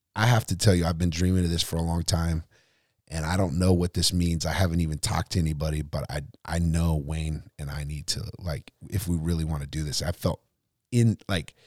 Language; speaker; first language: English; native; English